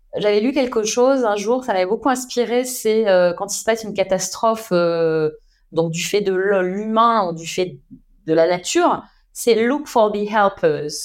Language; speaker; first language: French; native; French